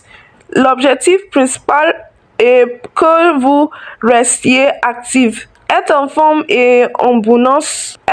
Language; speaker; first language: French; non-native, learner; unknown